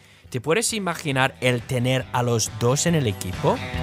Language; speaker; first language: Spanish; non-native, fluent; English